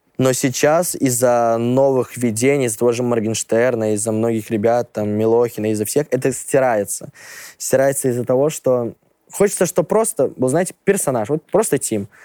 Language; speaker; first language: Russian; native; Russian